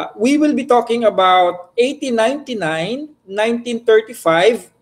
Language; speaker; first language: English; non-native, local second language; Filipino